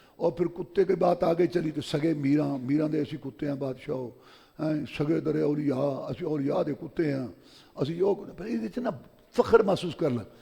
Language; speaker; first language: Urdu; non-native, local second language; Punjabi